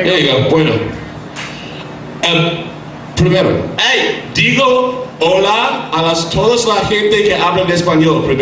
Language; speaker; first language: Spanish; non-native, learner; English